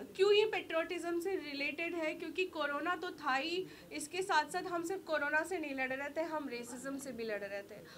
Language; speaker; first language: Hindi; native; Hindi